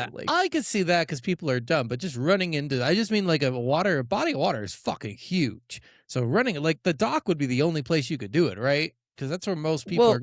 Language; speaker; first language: English; native; English